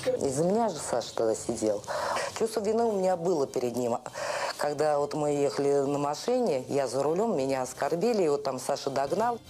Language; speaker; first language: Russian; native; Russian